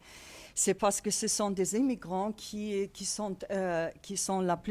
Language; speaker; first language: French; non-native, fluent; Portuguese